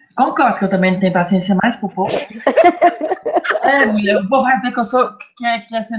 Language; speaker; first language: Portuguese; native; Portuguese